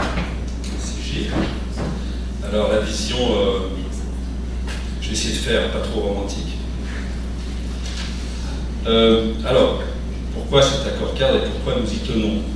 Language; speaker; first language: French; native; French